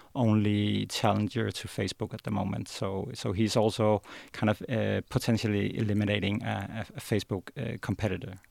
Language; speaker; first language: English; non-native, fluent; Danish